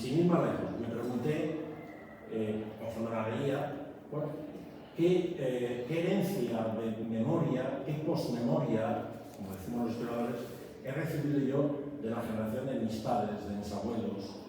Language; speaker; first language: Spanish; native; Spanish